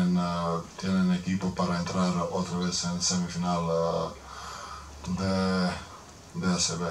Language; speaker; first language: Spanish; non-native, fluent; Croatian